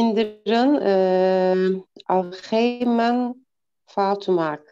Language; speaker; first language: Dutch; non-native, learner; Turkish